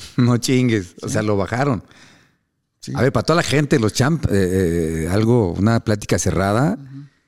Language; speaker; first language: Spanish; native; Spanish